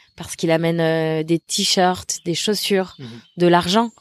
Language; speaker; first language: French; native; French